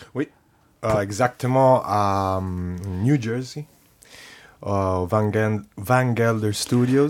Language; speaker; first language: French; non-native, fluent; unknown